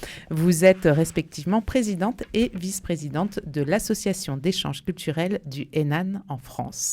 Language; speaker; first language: French; native; French